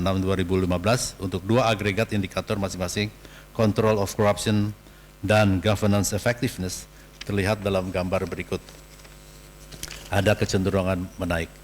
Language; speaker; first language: Indonesian; native; Indonesian